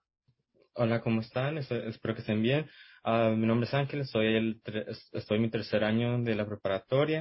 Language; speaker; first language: Spanish; early bilingual, heritage; Spanish